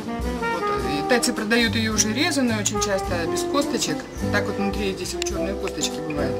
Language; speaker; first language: Russian; native; Russian